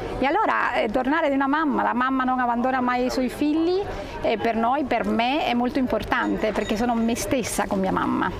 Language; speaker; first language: Italian; non-native, fluent; Spanish